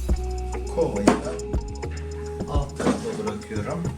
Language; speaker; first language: Turkish; native; Turkish